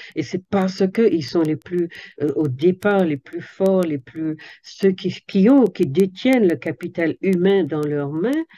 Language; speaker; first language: French; native; French